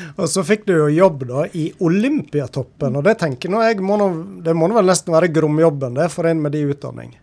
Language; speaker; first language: Norwegian; native; Norwegian